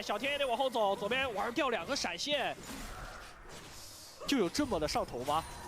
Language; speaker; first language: Chinese; native; Chinese